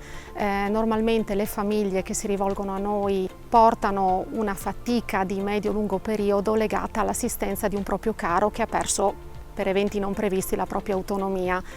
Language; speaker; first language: Italian; native; Italian